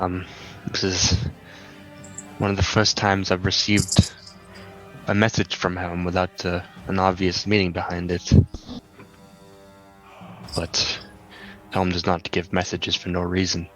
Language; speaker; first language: English; native; English